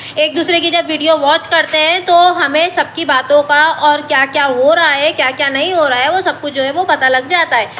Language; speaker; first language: Urdu; native; Urdu